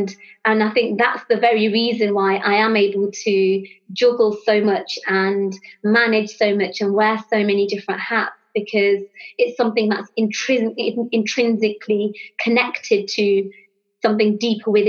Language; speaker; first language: English; native; English